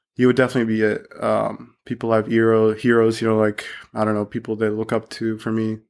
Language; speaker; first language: English; early bilingual, other home language; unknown